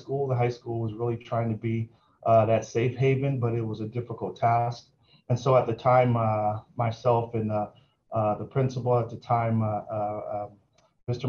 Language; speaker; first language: English; native; English